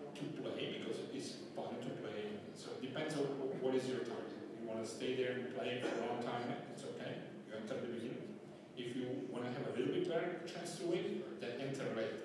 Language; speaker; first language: English; non-native, fluent; Italian